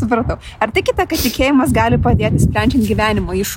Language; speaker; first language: Lithuanian; native; Lithuanian